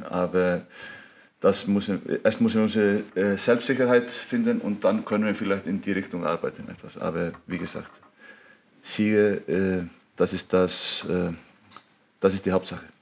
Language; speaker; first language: German; non-native, fluent; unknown